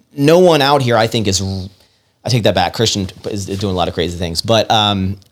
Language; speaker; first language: English; native; English